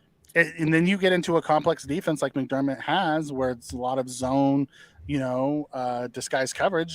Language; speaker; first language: English; native; English